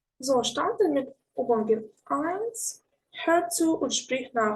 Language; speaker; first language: German; non-native, learner; Ukrainian